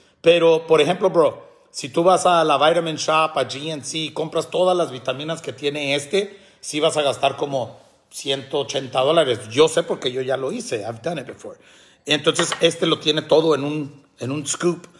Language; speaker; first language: Spanish; early bilingual, heritage; Spanish